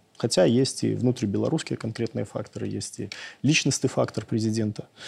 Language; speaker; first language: Russian; native; Russian